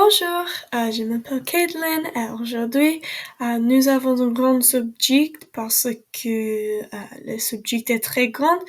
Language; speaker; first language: French; non-native, learner; English